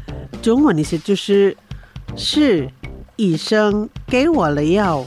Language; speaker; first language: Chinese; non-native, fluent; Indonesian